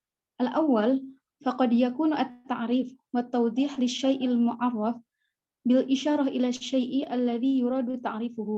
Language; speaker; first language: Arabic; non-native, learner; Indonesian